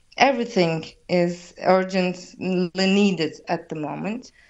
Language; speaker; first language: English; non-native, fluent; Turkish